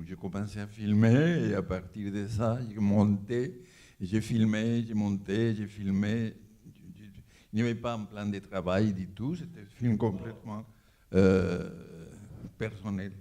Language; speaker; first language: French; non-native, fluent; Spanish